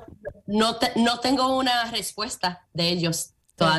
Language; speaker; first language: Spanish; early bilingual, heritage; Spanish